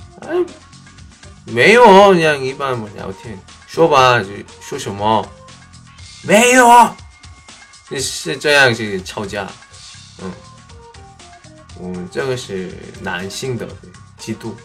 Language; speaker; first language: Chinese; non-native, learner; Korean